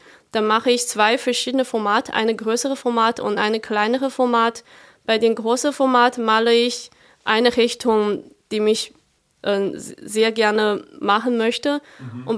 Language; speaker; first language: German; non-native, fluent; Chinese